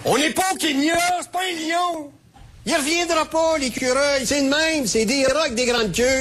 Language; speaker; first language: French; native; French